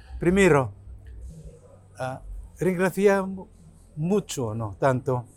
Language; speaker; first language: Spanish; non-native, learner; Cebuano